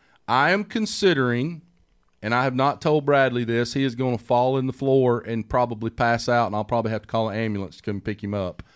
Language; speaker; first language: English; native; English